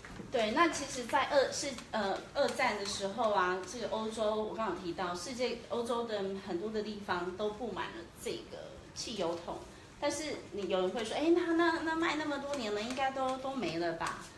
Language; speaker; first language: Chinese; native; Chinese